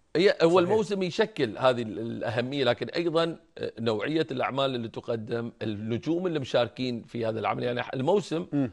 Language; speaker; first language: Arabic; native; Arabic